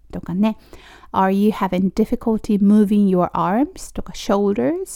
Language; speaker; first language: English; non-native, fluent; Japanese